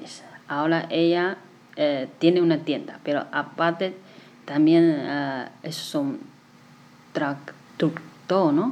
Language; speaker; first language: Spanish; non-native, learner; Chinese